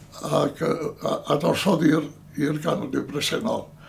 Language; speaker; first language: Welsh; native; Welsh